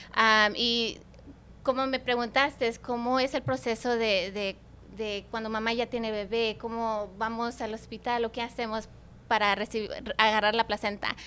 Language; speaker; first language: Spanish; early bilingual, heritage; Spanish